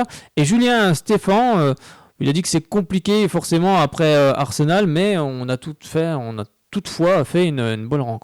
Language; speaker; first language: French; native; French